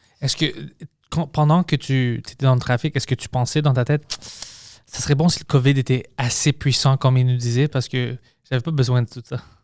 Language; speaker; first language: French; early bilingual, other home language; English